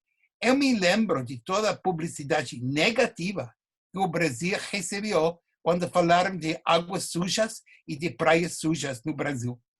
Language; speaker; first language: Portuguese; non-native, fluent; English